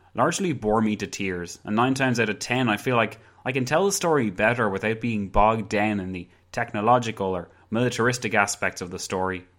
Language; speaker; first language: English; native; English